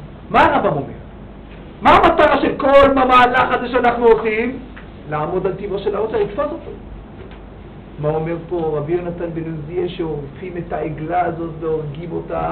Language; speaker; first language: Hebrew; native; Hebrew